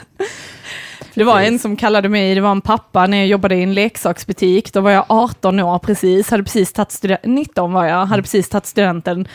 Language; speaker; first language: Swedish; native; Swedish